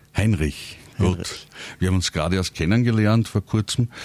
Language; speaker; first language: German; native; German